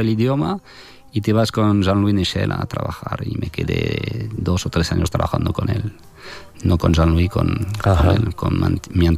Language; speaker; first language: Spanish; non-native, fluent; French